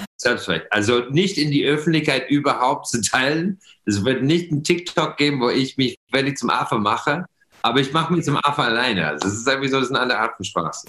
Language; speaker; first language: German; non-native, fluent; English